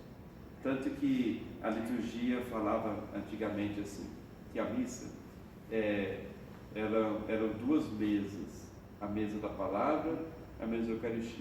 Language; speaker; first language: Portuguese; native; Portuguese